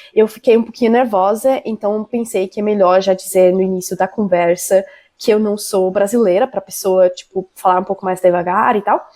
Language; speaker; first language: Portuguese; non-native, fluent; German